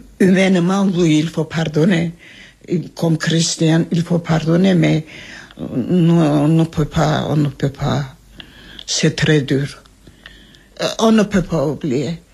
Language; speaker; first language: French; non-native, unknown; Armenian